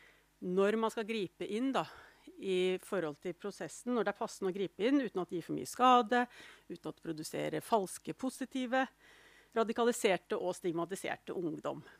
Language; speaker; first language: Norwegian; native; Norwegian